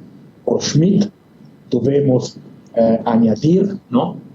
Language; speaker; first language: Spanish; non-native, fluent; Italian